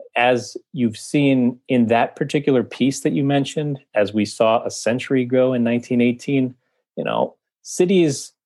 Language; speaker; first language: English; native; English